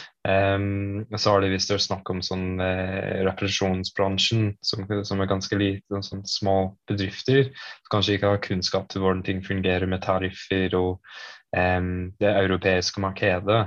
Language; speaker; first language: Norwegian; non-native, fluent; English